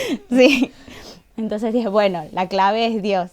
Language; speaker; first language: Spanish; native; Spanish